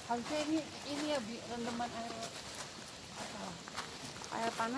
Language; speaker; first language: Indonesian; non-native, local second language; Sundanese